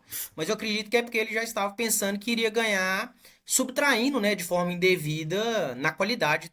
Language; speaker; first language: Portuguese; native; Portuguese